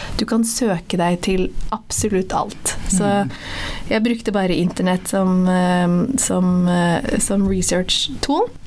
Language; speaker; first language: Norwegian; early bilingual, other home language; Somali